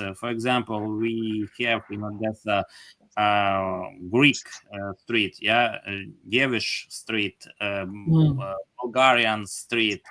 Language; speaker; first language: English; non-native, learner; Ukrainian